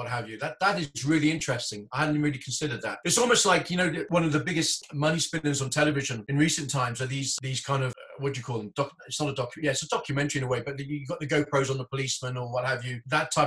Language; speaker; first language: English; native; English